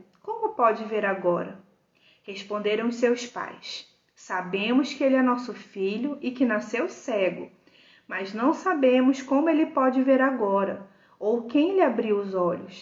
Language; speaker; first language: Portuguese; native; Portuguese